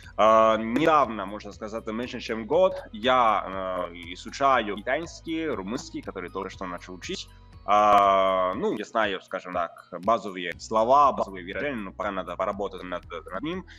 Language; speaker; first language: Russian; non-native, fluent; Italian